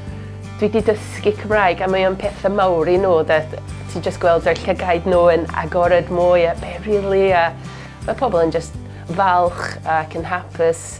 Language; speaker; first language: Welsh; non-native, learner; English